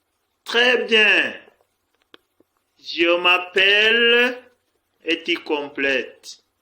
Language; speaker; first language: French; non-native, fluent; Kinyarwanda